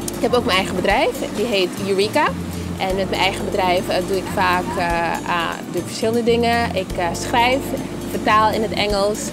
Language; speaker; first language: Dutch; early bilingual, other home language; Papiamento